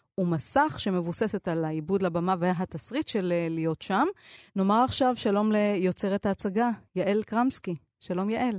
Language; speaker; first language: Hebrew; native; Hebrew